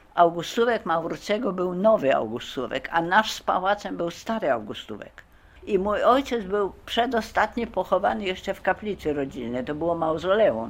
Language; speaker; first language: Polish; early bilingual, heritage; Polish